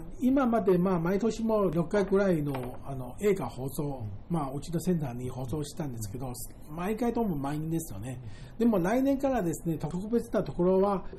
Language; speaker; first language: Japanese; non-native, fluent; Chinese